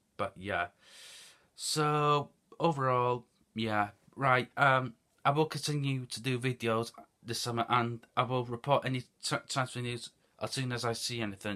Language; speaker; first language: English; native; English